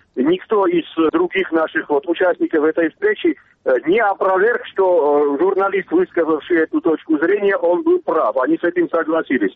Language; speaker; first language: Russian; non-native, local second language; Armenian